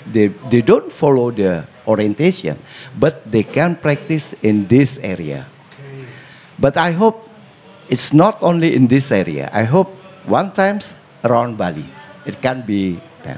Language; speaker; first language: English; non-native, learner; Indonesian